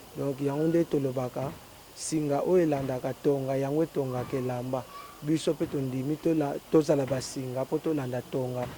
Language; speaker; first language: Lingala; non-native, local second language; Kongo